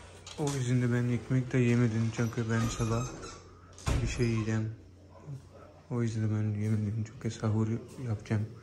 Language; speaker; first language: Turkish; non-native, learner; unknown